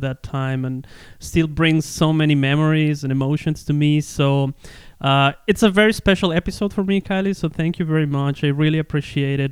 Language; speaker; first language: English; non-native, fluent; Spanish